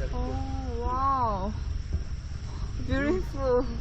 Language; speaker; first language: English; non-native, learner; Korean